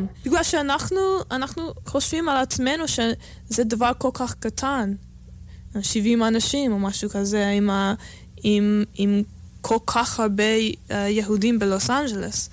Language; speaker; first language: Hebrew; non-native, fluent; English